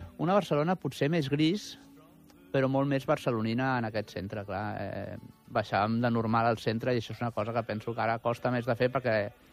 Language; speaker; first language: Catalan; native; Catalan